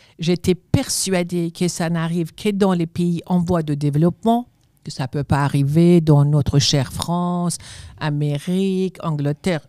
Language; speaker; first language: French; non-native, fluent; Persian